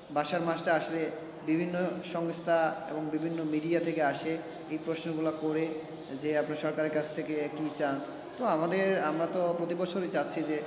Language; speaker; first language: Bangla; non-native, local second language; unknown